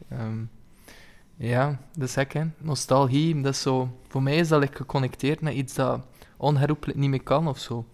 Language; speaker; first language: Dutch; native; Dutch